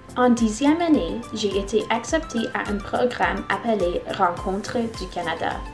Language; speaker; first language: French; non-native, local second language; English